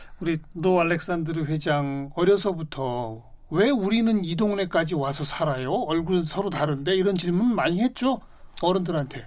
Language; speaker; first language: Korean; native; Korean